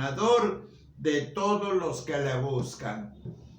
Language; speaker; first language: Spanish; native; Spanish